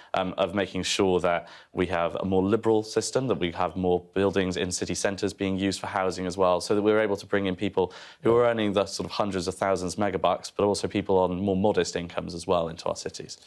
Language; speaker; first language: English; native; English